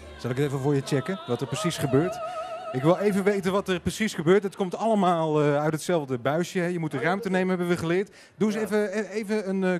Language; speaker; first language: Dutch; native; Dutch